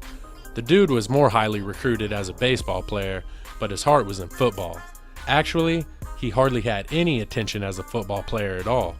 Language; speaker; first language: English; native; English